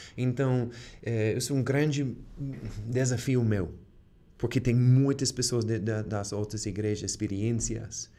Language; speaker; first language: Portuguese; non-native, fluent; English